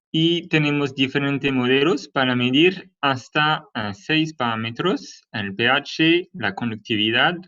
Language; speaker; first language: Spanish; non-native, fluent; French